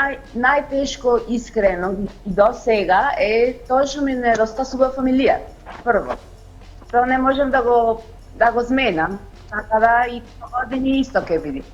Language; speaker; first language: Macedonian; non-native, fluent; Spanish